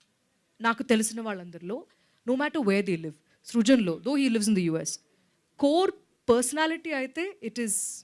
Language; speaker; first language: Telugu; non-native, local second language; Malayalam